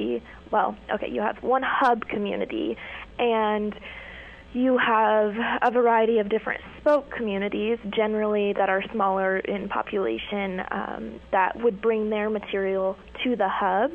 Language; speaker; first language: English; native; English